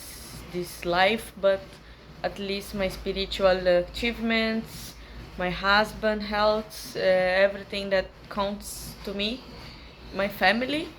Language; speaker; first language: English; non-native, learner; Portuguese